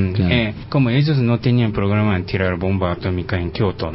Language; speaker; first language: Spanish; non-native, fluent; Japanese